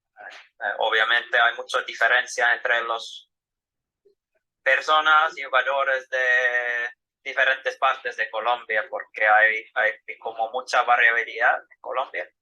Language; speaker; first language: Spanish; non-native, fluent; Finnish